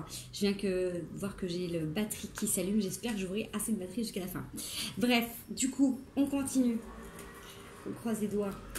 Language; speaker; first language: French; native; French